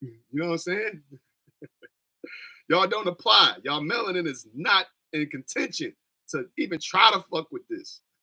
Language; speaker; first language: English; native; English